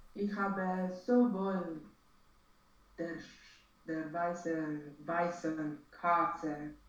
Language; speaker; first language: German; non-native, learner; Romanian